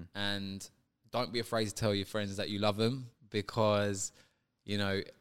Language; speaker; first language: English; native; English